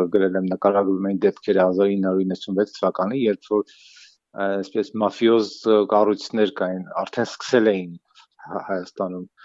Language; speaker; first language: Armenian; native; Armenian